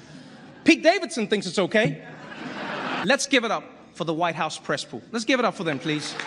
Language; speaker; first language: English; native; English